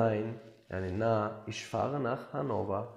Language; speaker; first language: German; non-native, learner; Tajik